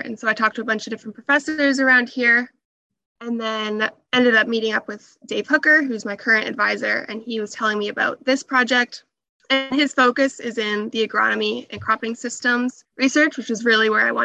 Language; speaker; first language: English; native; English